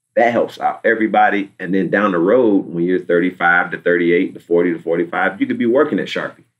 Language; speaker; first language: English; native; English